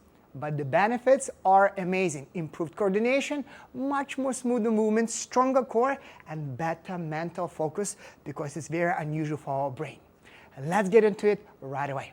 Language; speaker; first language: English; non-native, fluent; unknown